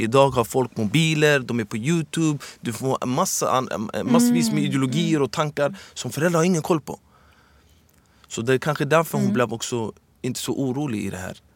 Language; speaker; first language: Swedish; early bilingual, other home language; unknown